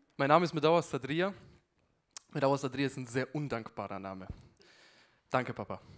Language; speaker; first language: German; early bilingual, other home language; Albanian